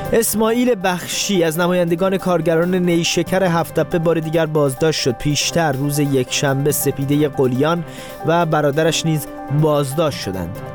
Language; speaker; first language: Persian; native; Persian